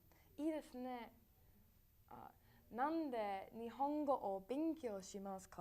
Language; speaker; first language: Japanese; non-native, learner; English